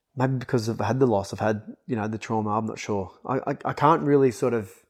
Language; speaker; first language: English; native; English